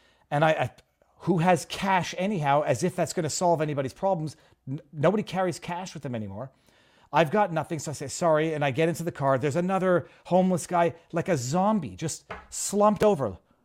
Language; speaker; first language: English; native; English